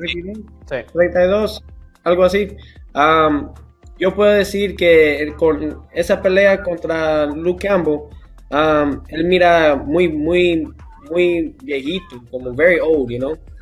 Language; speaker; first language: Spanish; early bilingual, heritage; English